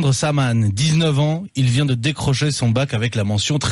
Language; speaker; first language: French; native; French